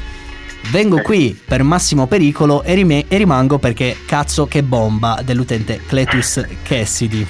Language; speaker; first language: Italian; native; Italian